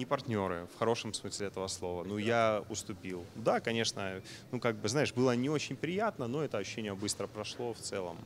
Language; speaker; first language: Russian; native; Russian